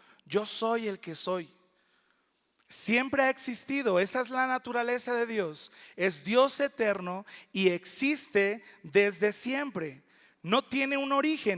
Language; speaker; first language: Spanish; native; Spanish